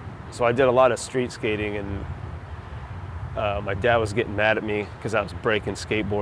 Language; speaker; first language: English; native; English